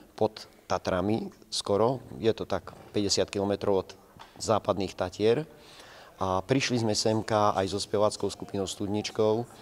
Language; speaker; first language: Slovak; native; Slovak